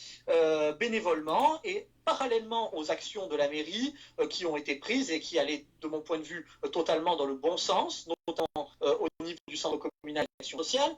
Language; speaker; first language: French; native; French